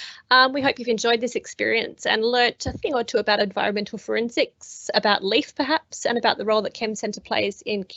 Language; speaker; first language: English; native; English